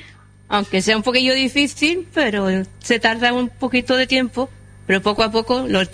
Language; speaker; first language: Spanish; non-native, fluent; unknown